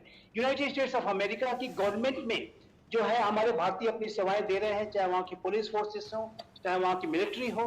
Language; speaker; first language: Hindi; native; Hindi